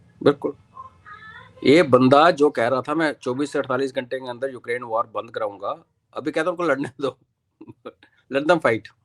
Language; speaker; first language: Hindi; non-native, local second language; Kashmiri